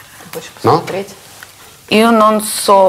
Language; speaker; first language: Italian; non-native, learner; Russian